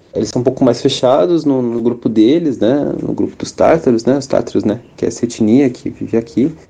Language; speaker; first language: Portuguese; native; Portuguese